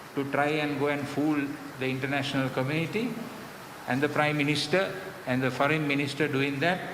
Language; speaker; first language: English; non-native, local second language; Sinhala